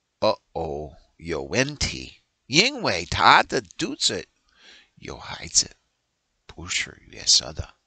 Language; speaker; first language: Chinese; non-native, learner; English